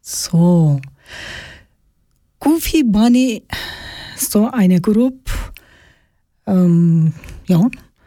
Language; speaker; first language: German; non-native, learner; Georgian